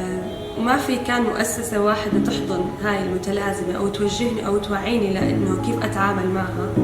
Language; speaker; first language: Arabic; native; Arabic